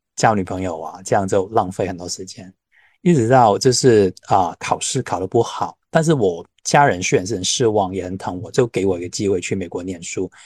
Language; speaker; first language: Chinese; non-native, local second language; Cantonese